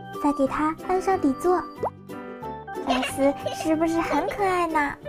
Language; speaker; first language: Chinese; native; Chinese